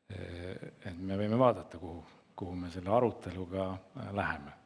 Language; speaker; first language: Estonian; native; Estonian